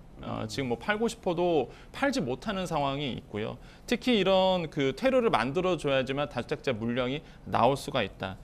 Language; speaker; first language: Korean; native; Korean